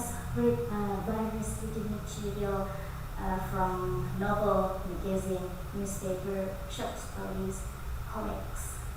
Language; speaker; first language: English; non-native, fluent; Indonesian